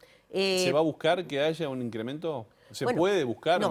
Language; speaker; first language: Spanish; native; Spanish